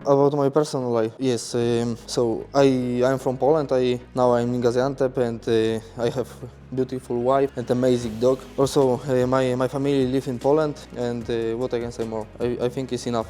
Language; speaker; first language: English; non-native, fluent; Polish